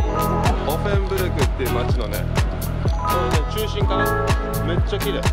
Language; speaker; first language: Japanese; native; Japanese